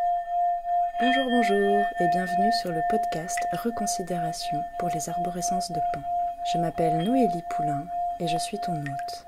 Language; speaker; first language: French; native; French